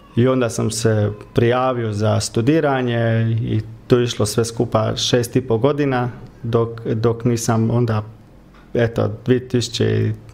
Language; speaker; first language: Croatian; early bilingual, heritage; Croatian